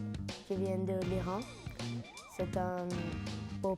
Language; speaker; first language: French; non-native, learner; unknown